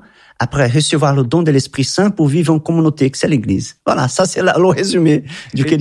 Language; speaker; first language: French; non-native, fluent; Portuguese